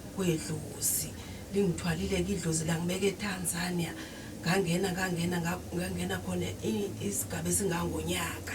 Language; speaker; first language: Zulu; non-native, local second language; Southern Sotho